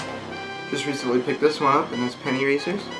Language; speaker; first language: English; native; English